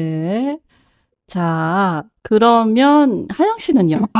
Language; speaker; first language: Korean; native; Korean